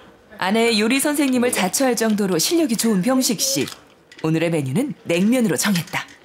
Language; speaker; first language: Korean; native; Korean